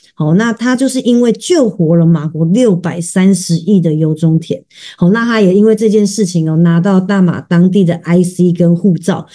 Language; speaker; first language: Chinese; native; Chinese